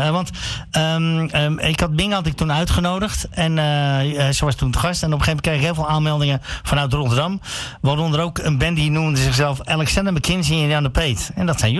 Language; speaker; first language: Dutch; native; Dutch